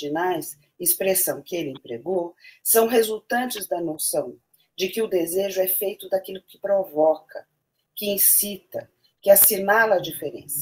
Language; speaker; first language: Portuguese; native; Portuguese